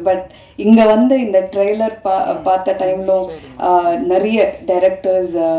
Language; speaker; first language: Tamil; non-native, fluent; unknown